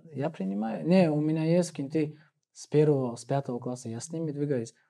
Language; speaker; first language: Russian; non-native, local second language; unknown